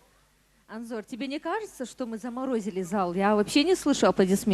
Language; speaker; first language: Russian; non-native, local second language; Chechen